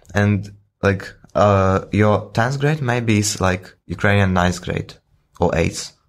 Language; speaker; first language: English; non-native, fluent; Ukrainian